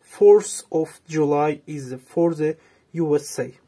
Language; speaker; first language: English; non-native, fluent; Azerbaijani